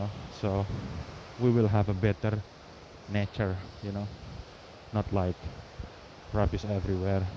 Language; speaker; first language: English; non-native, learner; Indonesian